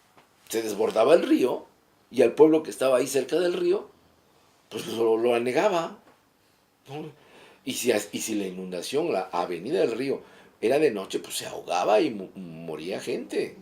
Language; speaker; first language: Spanish; native; Spanish